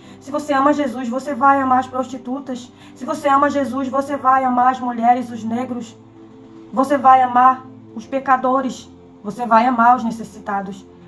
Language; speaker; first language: Portuguese; native; Portuguese